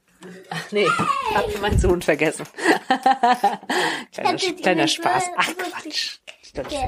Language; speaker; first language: German; native; German